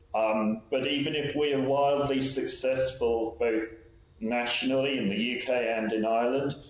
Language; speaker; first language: English; native; English